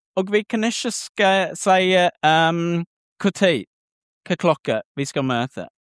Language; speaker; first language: Norwegian; non-native, learner; English